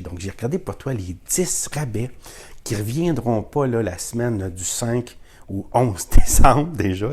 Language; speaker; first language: French; native; French